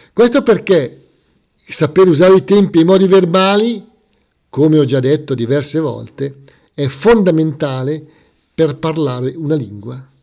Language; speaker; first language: Italian; native; Italian